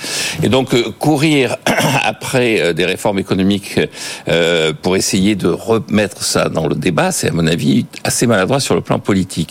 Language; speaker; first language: French; native; French